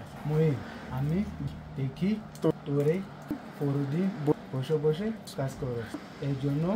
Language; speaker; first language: Bangla; non-native, learner; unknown